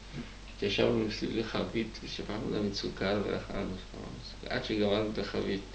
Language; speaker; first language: Hebrew; non-native, fluent; Czech